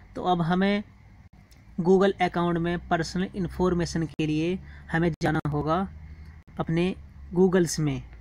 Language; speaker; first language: Hindi; native; Hindi